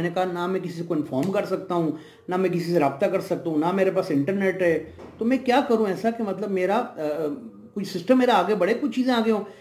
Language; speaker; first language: Urdu; native; Urdu